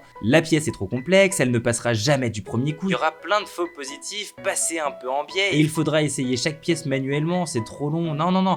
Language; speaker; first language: French; native; French